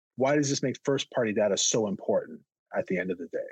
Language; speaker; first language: English; native; English